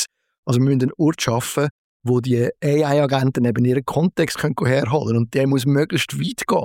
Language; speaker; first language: German; native; German